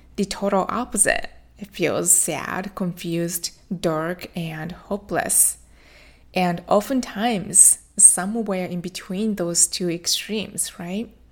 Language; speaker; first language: English; non-native, fluent; Japanese